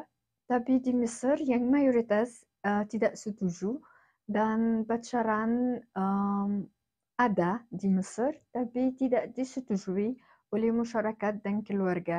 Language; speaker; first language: Indonesian; non-native, fluent; Arabic